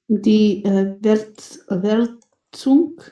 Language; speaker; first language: German; non-native, learner; Macedonian